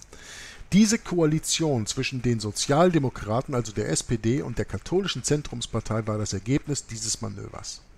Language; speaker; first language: German; native; German